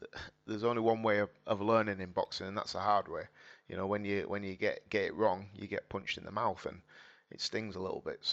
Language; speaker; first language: English; native; English